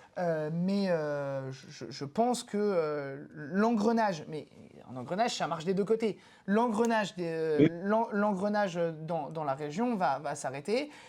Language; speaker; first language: French; native; French